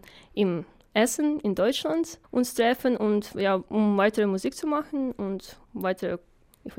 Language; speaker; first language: German; non-native, learner; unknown